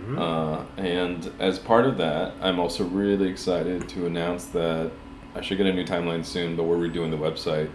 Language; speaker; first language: English; early bilingual, other home language; Spanish